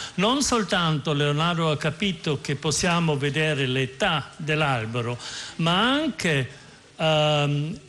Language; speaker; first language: Italian; non-native, fluent; German